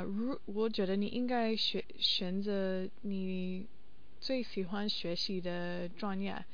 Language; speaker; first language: Chinese; non-native, learner; English